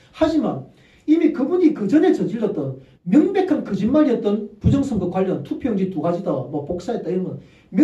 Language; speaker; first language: Korean; native; Korean